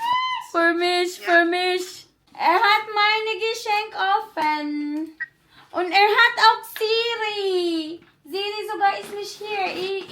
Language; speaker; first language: German; non-native, learner; Cebuano